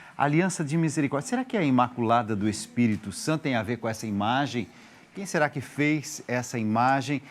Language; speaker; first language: Portuguese; native; Portuguese